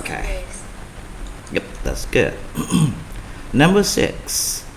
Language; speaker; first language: English; non-native, fluent; Vietnamese